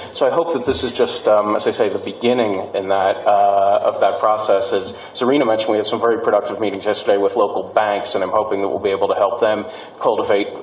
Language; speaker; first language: English; native; English